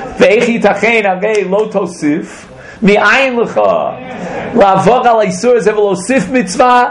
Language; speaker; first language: Hebrew; non-native, fluent; English